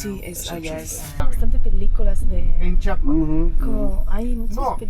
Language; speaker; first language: Spanish; non-native, fluent; Italian